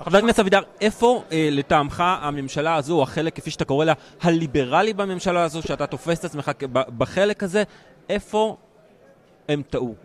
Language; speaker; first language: Hebrew; native; Hebrew